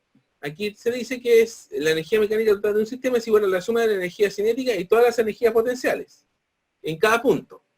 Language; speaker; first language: Spanish; native; Spanish